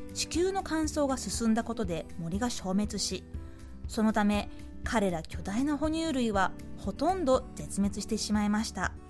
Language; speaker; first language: Japanese; native; Japanese